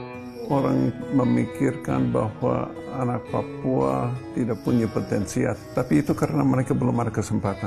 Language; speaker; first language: Indonesian; non-native, fluent; English